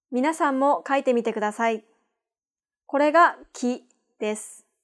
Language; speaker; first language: Japanese; native; Japanese